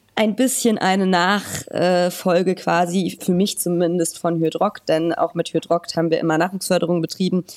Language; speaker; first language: German; native; German